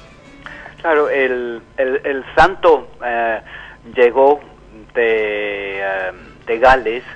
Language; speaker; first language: Spanish; non-native, fluent; English